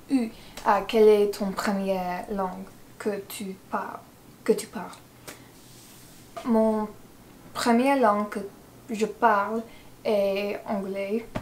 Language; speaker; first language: French; non-native, learner; English